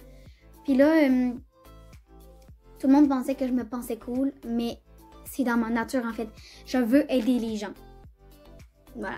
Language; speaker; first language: French; native; French